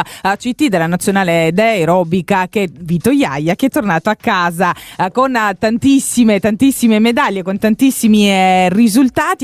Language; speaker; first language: Italian; native; Italian